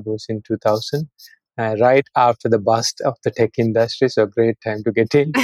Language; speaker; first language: English; non-native, local second language; Sinhala